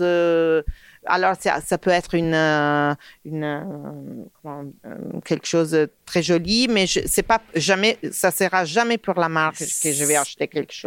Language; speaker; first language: French; non-native, fluent; Italian